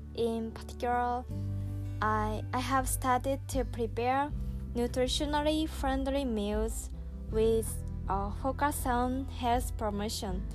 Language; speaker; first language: English; non-native, learner; Japanese